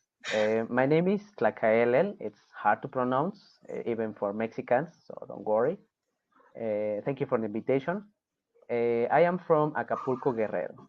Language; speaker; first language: English; non-native, fluent; Spanish